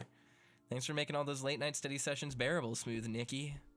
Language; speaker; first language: English; native; English